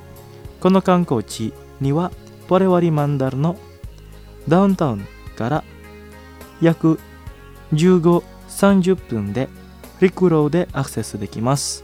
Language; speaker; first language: Japanese; non-native, fluent; Indonesian